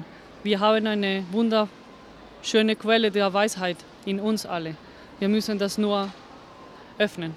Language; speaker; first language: German; non-native, fluent; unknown